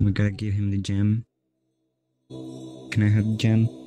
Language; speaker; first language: English; non-native, learner; Spanish